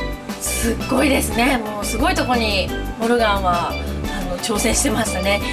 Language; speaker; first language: Japanese; native; Japanese